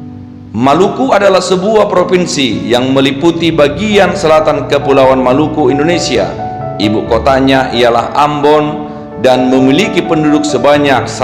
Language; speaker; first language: Indonesian; native; Indonesian